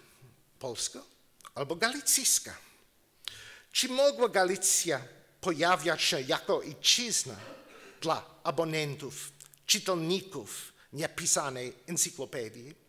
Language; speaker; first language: Polish; non-native, learner; English